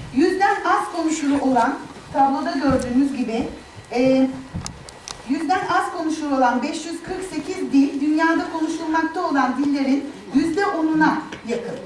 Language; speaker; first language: Turkish; native; Turkish